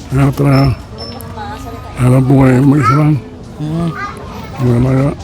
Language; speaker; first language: Filipino; non-native, local second language; Cebuano